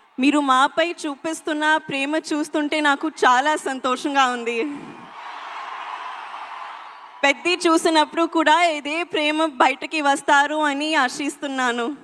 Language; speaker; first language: Telugu; non-native, learner; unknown